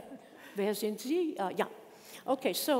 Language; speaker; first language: German; non-native, learner; English